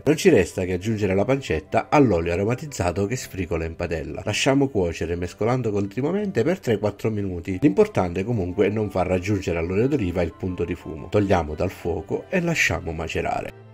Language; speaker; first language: Italian; native; Italian